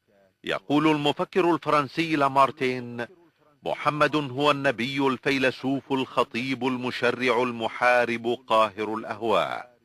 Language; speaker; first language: Arabic; native; Arabic